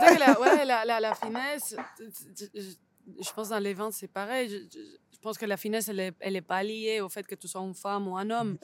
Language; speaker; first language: French; non-native, fluent; Spanish